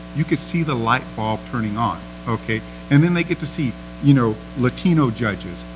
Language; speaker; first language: English; native; English